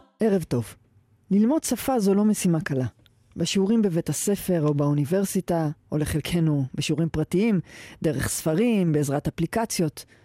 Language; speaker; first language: Hebrew; native; Hebrew